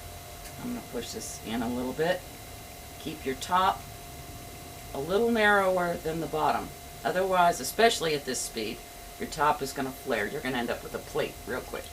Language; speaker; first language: English; native; English